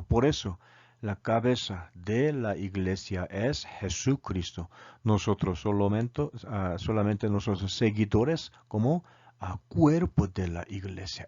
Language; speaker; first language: Spanish; non-native, learner; Korean